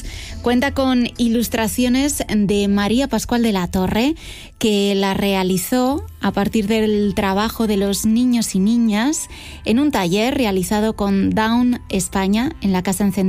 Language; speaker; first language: Spanish; native; Spanish